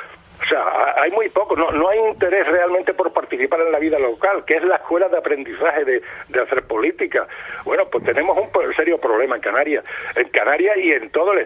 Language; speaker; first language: Spanish; native; Spanish